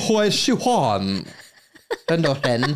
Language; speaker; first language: Chinese; non-native, learner; English